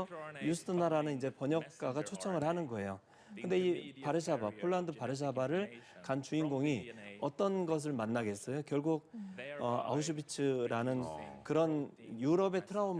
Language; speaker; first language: Korean; native; Korean